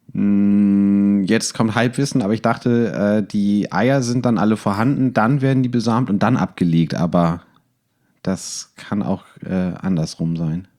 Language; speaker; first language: German; native; German